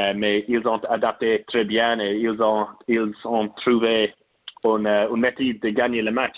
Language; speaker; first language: French; non-native, learner; English